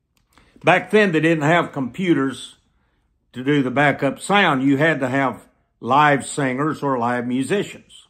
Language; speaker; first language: English; native; English